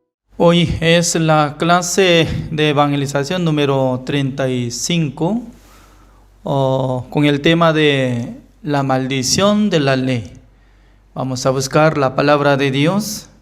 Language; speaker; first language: Spanish; non-native, fluent; Korean